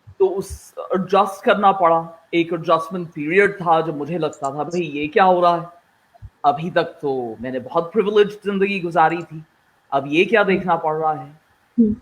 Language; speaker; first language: Urdu; non-native, local second language; Kashmiri